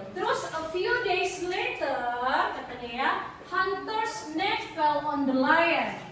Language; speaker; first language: English; non-native, local second language; Indonesian